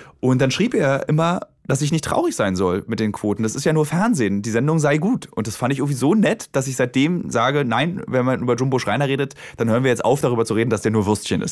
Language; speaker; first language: German; native; German